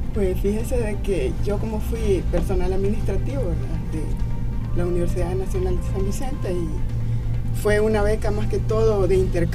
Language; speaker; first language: Spanish; native; Spanish